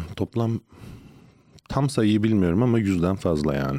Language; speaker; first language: Turkish; native; Turkish